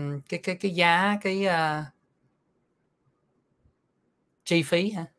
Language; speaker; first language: Vietnamese; early bilingual, heritage; Vietnamese